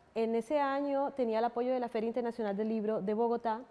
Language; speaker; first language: Spanish; native; Spanish